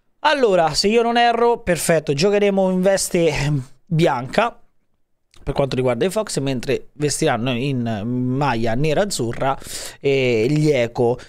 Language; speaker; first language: Italian; native; Italian